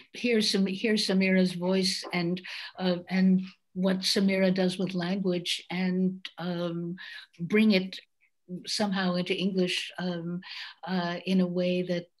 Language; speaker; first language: English; native; English